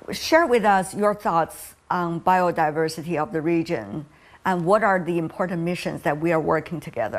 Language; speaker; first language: English; non-native, fluent; Chinese